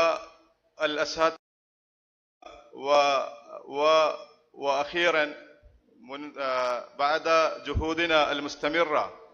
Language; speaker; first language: Arabic; non-native, fluent; Malayalam